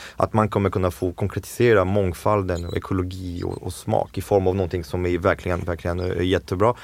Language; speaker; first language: Swedish; non-native, fluent; French